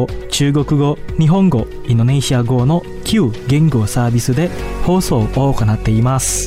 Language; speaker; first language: Japanese; non-native, fluent; Indonesian